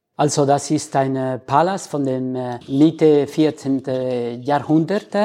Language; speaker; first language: German; non-native, learner; Spanish